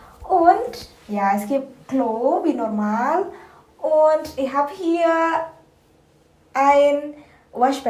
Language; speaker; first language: German; non-native, fluent; Indonesian